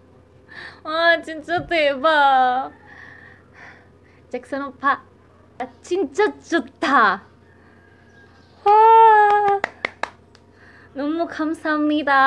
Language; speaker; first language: Korean; non-native, learner; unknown